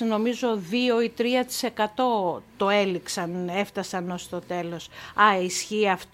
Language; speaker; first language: Greek; native; Greek